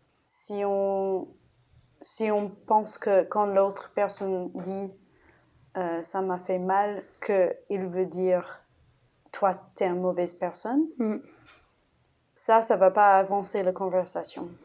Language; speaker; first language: French; non-native, fluent; English